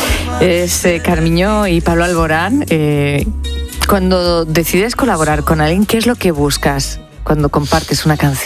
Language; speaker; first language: Spanish; native; Spanish